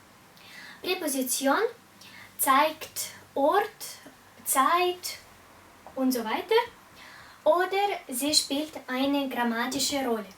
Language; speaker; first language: German; non-native, fluent; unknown